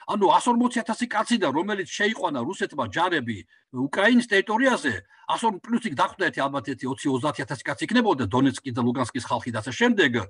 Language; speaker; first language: Georgian; native; Georgian